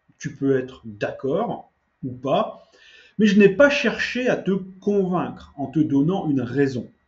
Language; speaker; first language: French; native; French